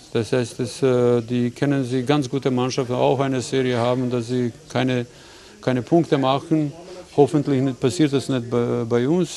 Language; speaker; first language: German; non-native, learner; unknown